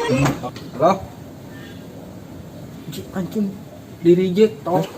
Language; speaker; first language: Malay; non-native, local second language; Sundanese